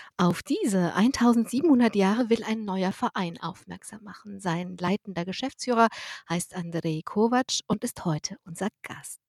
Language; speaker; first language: German; native; German